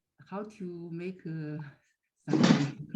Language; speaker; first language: English; non-native, learner; Chinese